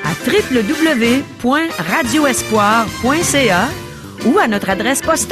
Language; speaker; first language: French; native; French